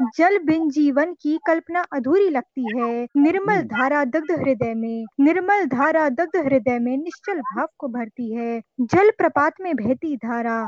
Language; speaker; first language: Hindi; native; Hindi